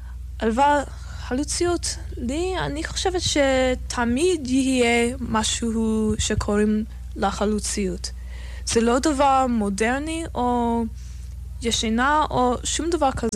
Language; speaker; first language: Hebrew; non-native, fluent; English